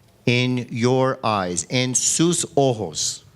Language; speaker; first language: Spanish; non-native, learner; English